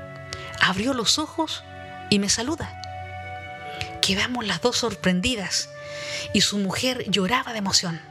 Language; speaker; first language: Spanish; native; Spanish